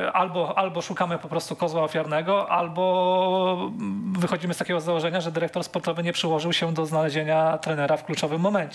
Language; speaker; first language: Polish; native; Polish